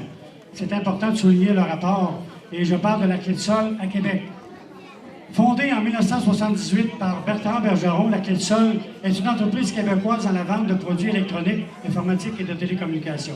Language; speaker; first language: French; native; French